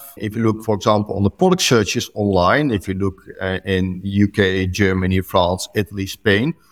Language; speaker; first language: English; non-native, fluent; Dutch